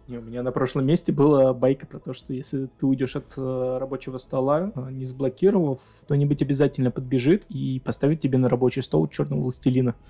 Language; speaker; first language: Russian; native; Russian